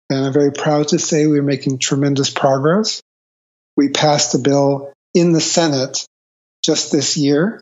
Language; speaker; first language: English; native; English